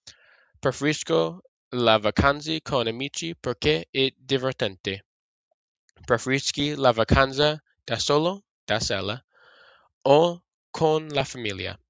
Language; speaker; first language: Italian; non-native, learner; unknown